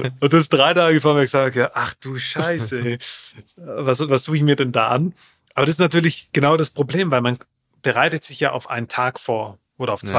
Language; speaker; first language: German; native; German